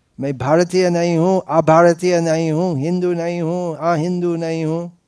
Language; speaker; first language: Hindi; non-native, fluent; English